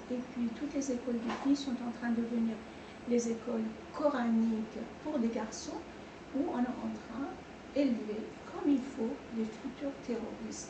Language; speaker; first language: French; non-native, fluent; Persian